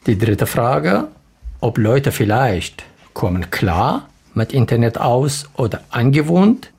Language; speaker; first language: German; non-native, learner; Arabic